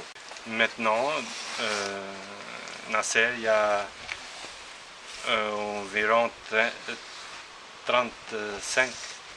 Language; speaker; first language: French; non-native, learner; Albanian